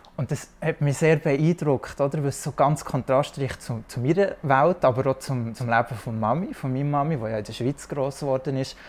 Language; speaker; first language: German; native; German